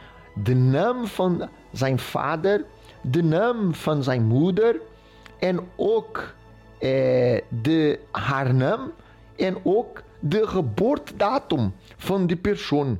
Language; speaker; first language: Dutch; non-native, fluent; Portuguese